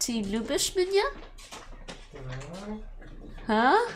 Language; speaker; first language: Russian; non-native, learner; English